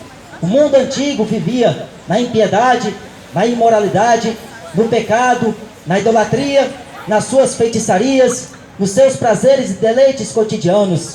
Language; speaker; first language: Portuguese; native; Portuguese